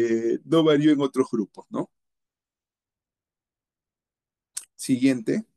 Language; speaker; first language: Spanish; native; Spanish